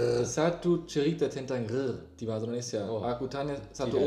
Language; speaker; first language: Indonesian; non-native, learner; German